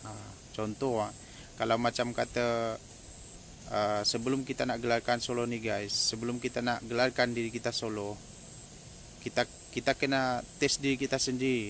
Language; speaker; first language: Malay; native; Malay